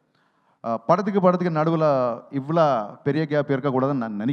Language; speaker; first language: Tamil; non-native, learner; Telugu